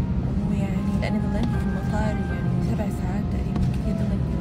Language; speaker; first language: Arabic; native; Arabic